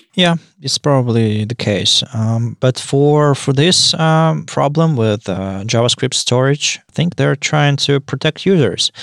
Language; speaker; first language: English; non-native, fluent; Russian